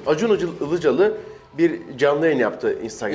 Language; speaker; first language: Turkish; native; Turkish